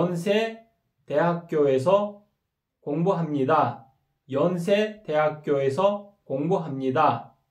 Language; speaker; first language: Korean; non-native, fluent; Kyrgyz